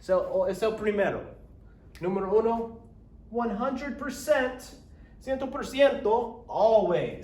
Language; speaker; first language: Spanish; non-native, learner; English